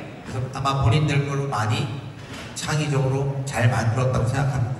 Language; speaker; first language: Korean; native; Korean